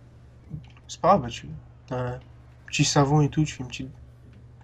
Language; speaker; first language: French; native; French